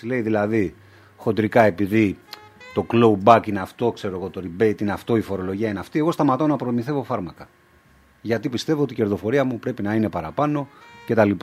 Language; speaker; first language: Greek; native; Greek